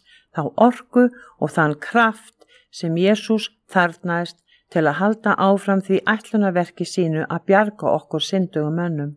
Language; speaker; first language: Icelandic; native; Icelandic